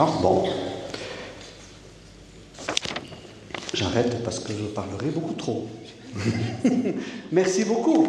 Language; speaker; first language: French; native; French